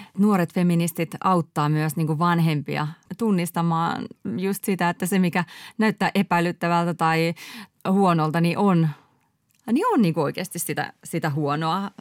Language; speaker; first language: Finnish; native; Finnish